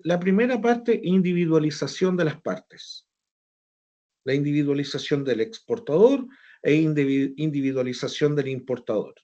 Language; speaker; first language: Spanish; native; Spanish